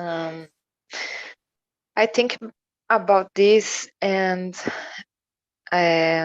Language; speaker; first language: English; non-native, learner; Portuguese